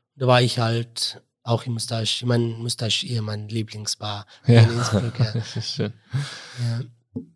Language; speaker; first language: German; non-native, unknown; Arabic